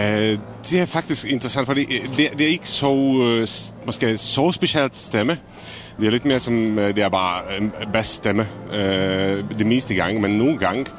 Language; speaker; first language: Danish; non-native, fluent; Czech